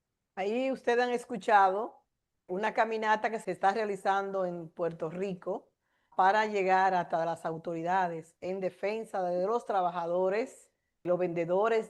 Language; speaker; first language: Spanish; native; Spanish